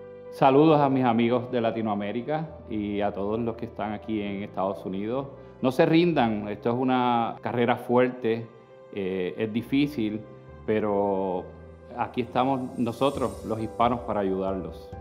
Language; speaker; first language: Spanish; native; Spanish